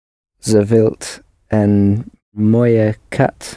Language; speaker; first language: Dutch; non-native, learner; English